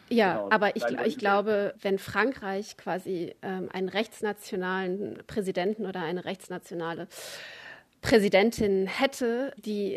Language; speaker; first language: German; native; German